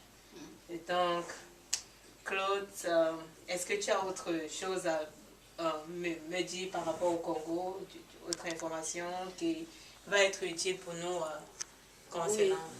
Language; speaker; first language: French; non-native, learner; English